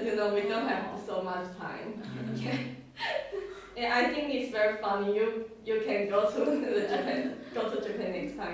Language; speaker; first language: English; non-native, learner; Chinese